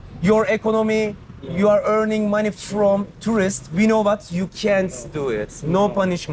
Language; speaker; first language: English; non-native, learner; Turkish